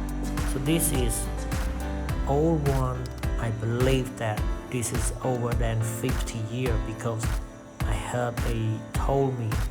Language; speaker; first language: English; non-native, learner; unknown